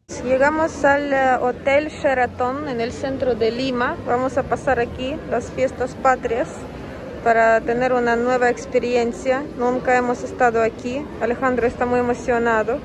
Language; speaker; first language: Spanish; non-native, fluent; Russian